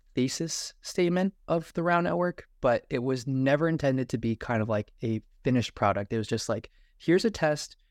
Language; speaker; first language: English; native; English